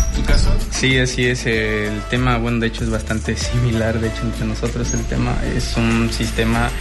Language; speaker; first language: Spanish; native; Spanish